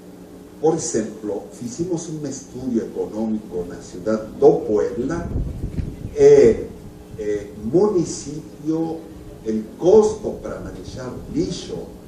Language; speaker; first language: Portuguese; non-native, learner; Spanish